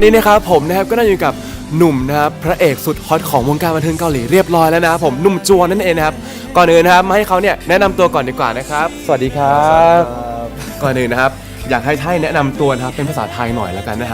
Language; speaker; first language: Thai; native; Thai